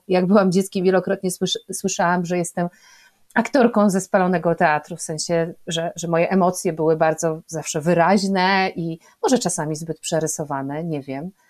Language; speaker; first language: Polish; native; Polish